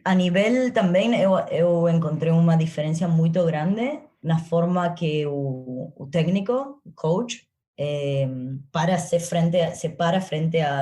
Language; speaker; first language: Portuguese; non-native, learner; Spanish